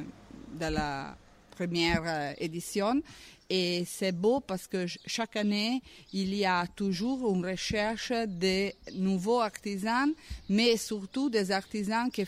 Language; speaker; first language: French; non-native, learner; Italian